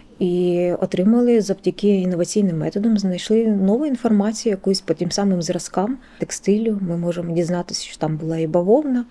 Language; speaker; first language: Ukrainian; native; Ukrainian